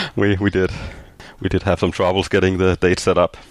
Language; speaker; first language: English; non-native, fluent; Danish